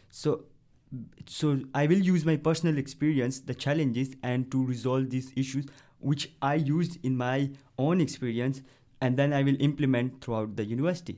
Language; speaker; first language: English; non-native, local second language; Punjabi